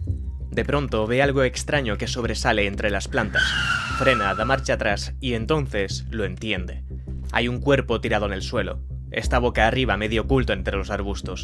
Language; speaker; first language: Spanish; native; Spanish